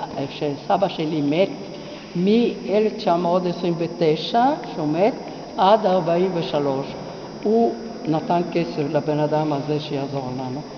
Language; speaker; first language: Hebrew; non-native, fluent; Italian